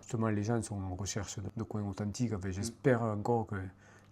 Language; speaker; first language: French; native; French